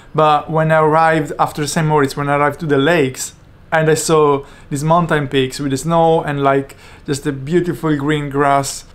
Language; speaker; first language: English; non-native, fluent; Italian